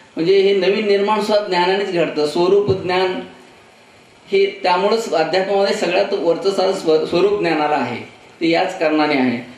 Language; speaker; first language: Marathi; non-native, local second language; Kannada